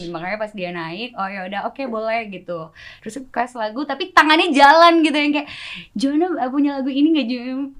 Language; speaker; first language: Indonesian; native; Indonesian